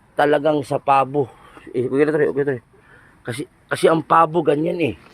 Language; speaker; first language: Filipino; non-native, local second language; Cebuano